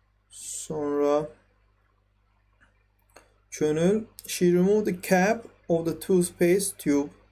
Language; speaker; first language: English; non-native, fluent; Azerbaijani